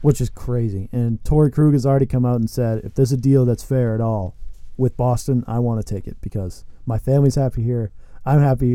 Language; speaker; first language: English; native; English